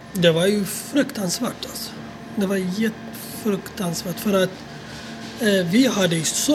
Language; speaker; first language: Swedish; non-native, fluent; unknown